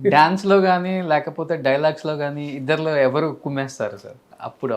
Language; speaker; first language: Telugu; native; Telugu